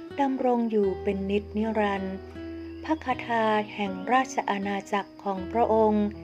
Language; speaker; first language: Thai; native; Thai